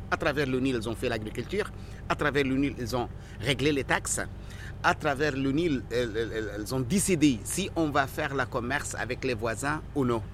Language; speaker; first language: French; non-native, fluent; Arabic